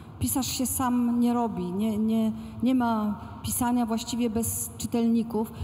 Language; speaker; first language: Polish; native; Polish